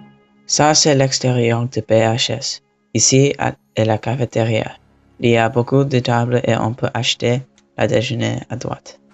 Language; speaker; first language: French; non-native, learner; English